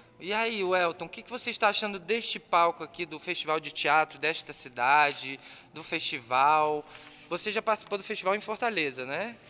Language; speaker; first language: Portuguese; native; Portuguese